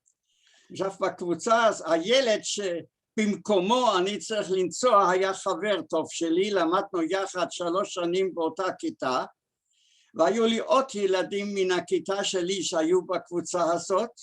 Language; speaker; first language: Hebrew; early bilingual, other home language; German